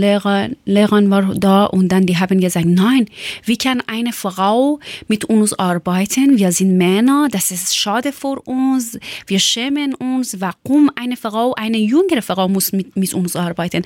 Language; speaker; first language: German; non-native, learner; Persian